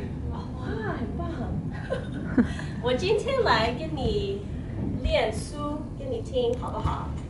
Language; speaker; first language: Chinese; non-native, learner; English